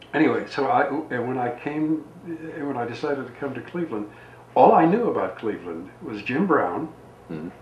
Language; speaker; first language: English; native; English